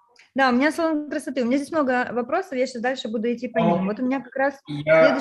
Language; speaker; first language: Russian; native; Russian